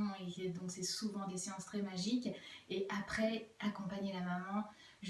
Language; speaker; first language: French; native; French